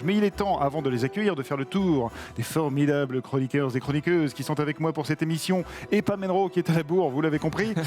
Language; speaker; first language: French; native; French